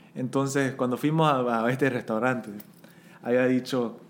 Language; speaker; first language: Spanish; native; Spanish